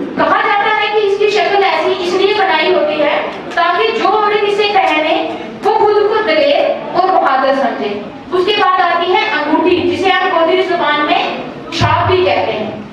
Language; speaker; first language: Urdu; non-native, local second language; Gujari